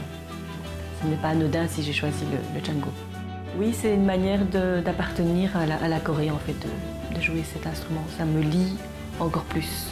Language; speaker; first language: French; early bilingual, other home language; Korean